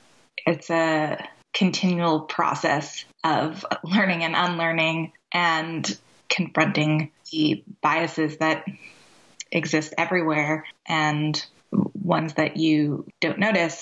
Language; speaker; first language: English; native; English